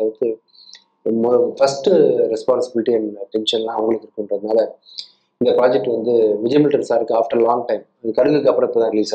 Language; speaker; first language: Tamil; native; Tamil